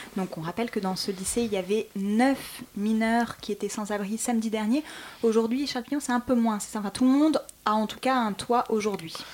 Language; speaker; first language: French; native; French